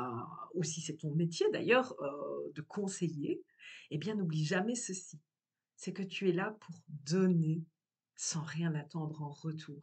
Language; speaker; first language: French; native; French